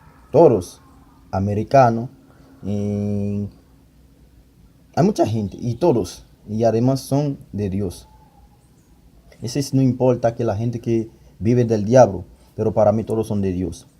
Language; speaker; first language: Spanish; non-native, learner; Haitian Creole